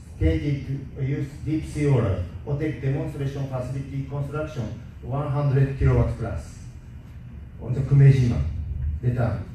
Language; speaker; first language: English; non-native, learner; Japanese